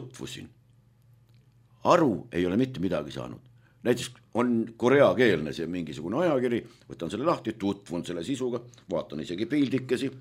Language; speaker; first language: Estonian; native; Estonian